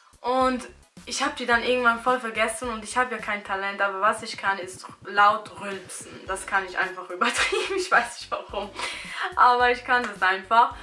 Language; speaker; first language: German; early bilingual, other home language; Albanian